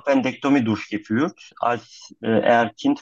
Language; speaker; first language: German; non-native, learner; Turkish